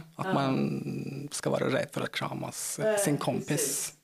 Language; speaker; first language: Swedish; non-native, fluent; Turkish